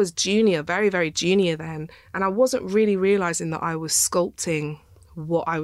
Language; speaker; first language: English; native; English